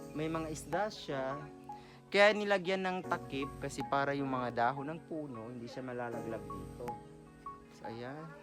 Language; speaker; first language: Filipino; non-native, local second language; Maguindanaon